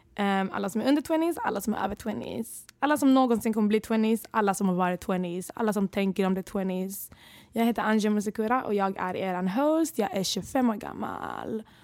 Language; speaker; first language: Swedish; early bilingual, other home language; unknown